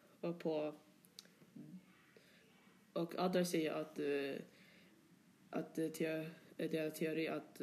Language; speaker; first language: Swedish; non-native, learner; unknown